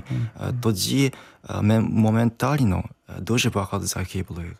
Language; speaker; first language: Ukrainian; non-native, learner; Japanese